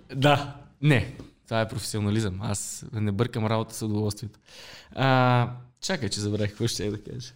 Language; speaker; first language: Bulgarian; native; Bulgarian